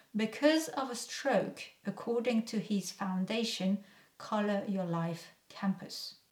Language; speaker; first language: English; non-native, fluent; French